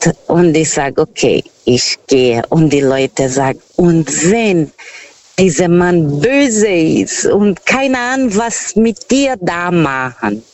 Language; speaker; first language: German; non-native, fluent; Portuguese